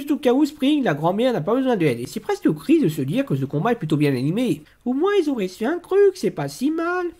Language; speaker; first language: French; native; French